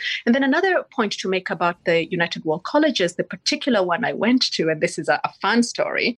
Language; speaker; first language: English; non-native, local second language; Gusii